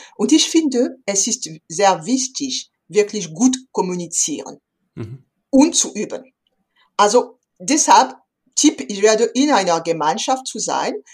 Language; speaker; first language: German; non-native, fluent; French